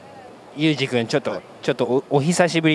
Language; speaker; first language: Japanese; early bilingual, heritage; English